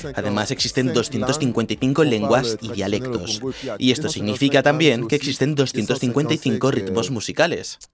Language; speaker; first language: Spanish; non-native, fluent; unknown